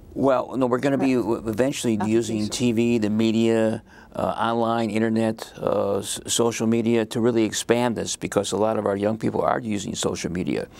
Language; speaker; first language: English; native; English